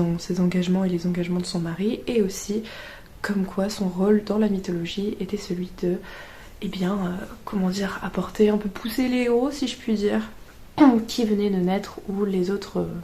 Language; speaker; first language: French; native; French